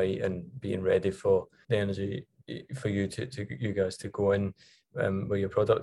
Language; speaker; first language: English; native; English